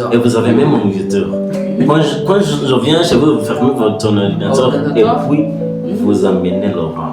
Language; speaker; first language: French; non-native, learner; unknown